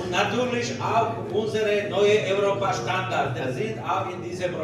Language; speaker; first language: German; non-native, learner; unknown